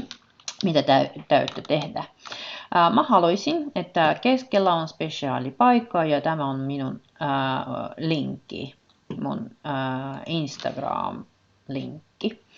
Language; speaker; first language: Finnish; non-native, learner; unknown